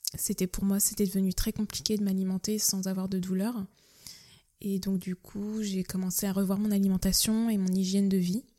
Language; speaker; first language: French; native; French